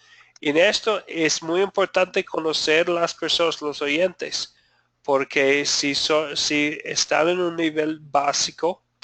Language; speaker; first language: Spanish; non-native, fluent; English